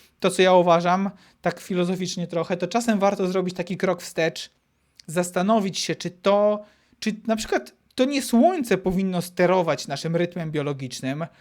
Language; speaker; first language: Polish; native; Polish